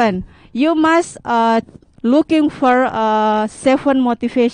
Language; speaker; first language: English; non-native, learner; Indonesian